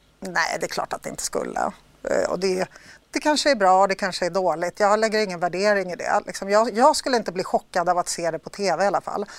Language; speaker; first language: Swedish; early bilingual, other home language; Polish